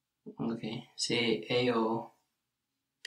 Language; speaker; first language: Finnish; non-native, learner; English